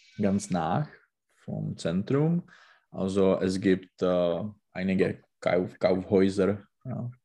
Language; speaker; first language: German; non-native, learner; Czech